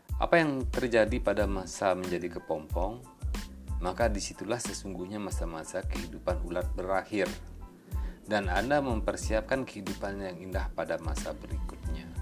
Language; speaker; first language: Indonesian; native; Indonesian